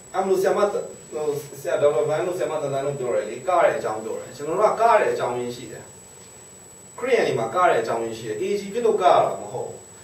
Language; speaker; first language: Burmese; non-native, local second language; Hakha Chin